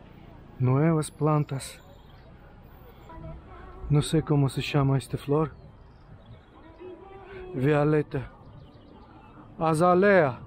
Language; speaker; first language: Spanish; non-native, learner; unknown